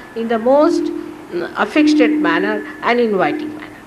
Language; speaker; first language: English; non-native, local second language; Marathi